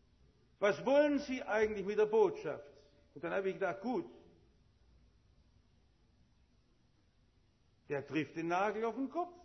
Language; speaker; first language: German; native; German